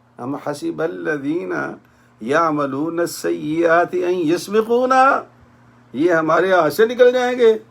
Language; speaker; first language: Urdu; non-native, local second language; Punjabi